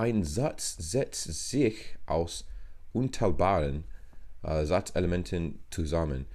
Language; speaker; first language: German; non-native, learner; English